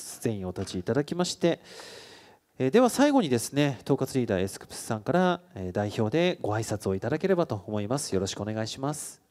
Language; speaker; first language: Japanese; native; Japanese